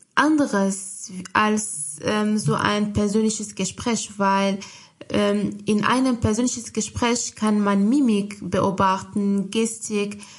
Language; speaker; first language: German; non-native, fluent; Arabic